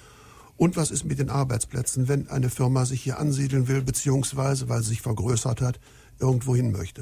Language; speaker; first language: German; native; German